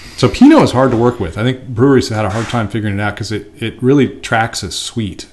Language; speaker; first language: English; native; English